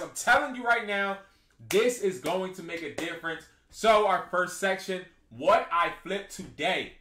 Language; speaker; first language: English; native; English